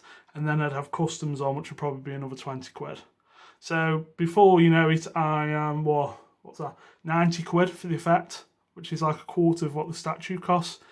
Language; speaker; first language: English; native; English